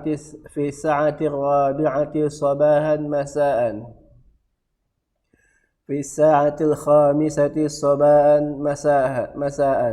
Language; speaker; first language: Arabic; non-native, fluent; Indonesian